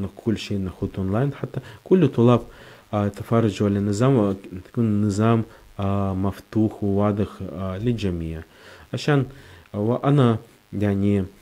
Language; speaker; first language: Arabic; non-native, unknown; Russian